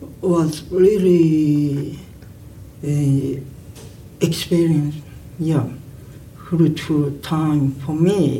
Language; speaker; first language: English; non-native, learner; Japanese